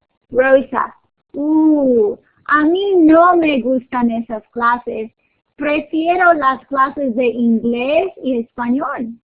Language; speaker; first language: Spanish; non-native, fluent; English